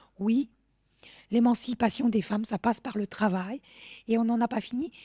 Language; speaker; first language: French; native; French